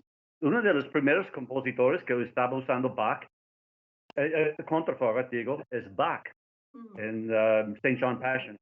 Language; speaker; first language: Spanish; non-native, fluent; English